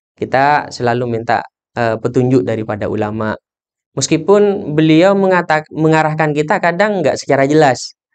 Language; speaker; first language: Indonesian; non-native, local second language; Madurese